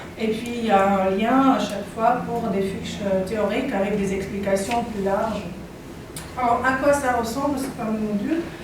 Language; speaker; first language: French; non-native, fluent; Slovak